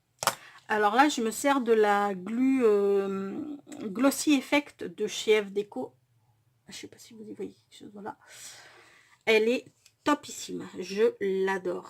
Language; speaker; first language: French; native; French